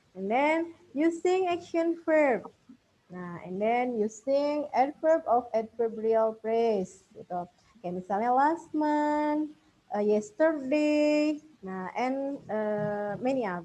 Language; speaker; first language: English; non-native, fluent; Indonesian